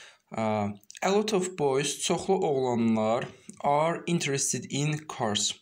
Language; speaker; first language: English; non-native, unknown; Azerbaijani